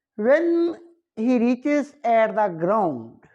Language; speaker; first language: English; non-native, local second language; Punjabi